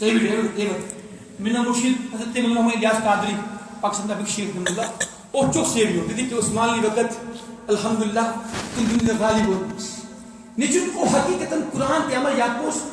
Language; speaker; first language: Turkish; non-native, learner; Urdu